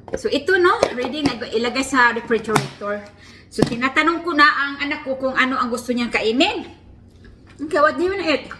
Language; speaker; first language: Filipino; native; Filipino